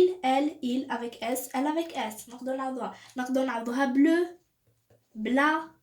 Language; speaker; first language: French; non-native, local second language; Arabic